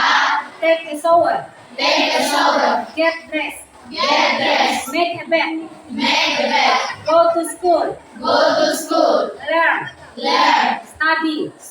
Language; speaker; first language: English; non-native, learner; Indonesian